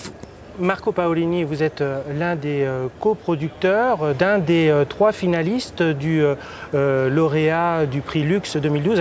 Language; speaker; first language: French; native; French